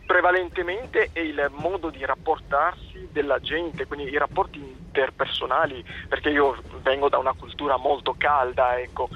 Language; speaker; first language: Italian; non-native, fluent; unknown